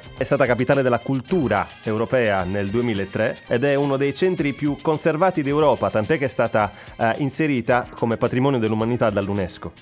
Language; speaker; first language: Italian; native; Italian